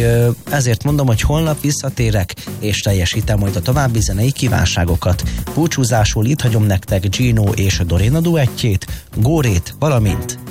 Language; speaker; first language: Hungarian; native; Hungarian